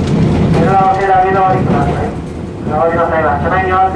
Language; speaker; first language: Japanese; native; Japanese